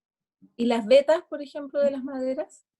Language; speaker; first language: Spanish; native; Spanish